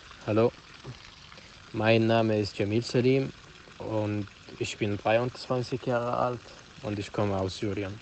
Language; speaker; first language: German; non-native, fluent; Arabic